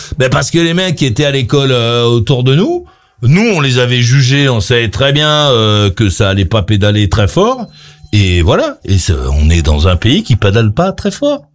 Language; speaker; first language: French; native; French